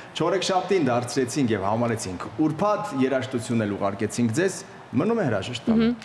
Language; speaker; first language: Armenian; native; Armenian